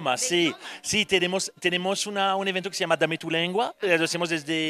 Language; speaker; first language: Spanish; non-native, fluent; French